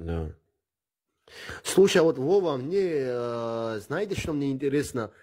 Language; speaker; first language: Russian; non-native, local second language; Abkhazian